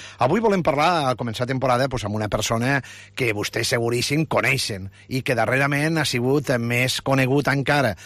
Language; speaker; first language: Catalan; native; Catalan